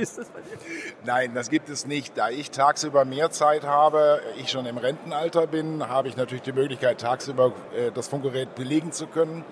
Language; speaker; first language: German; native; German